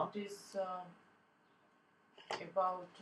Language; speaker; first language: English; non-native, learner; Russian